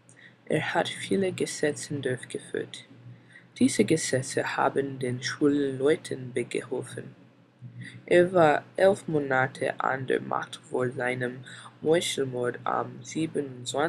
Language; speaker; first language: German; non-native, learner; English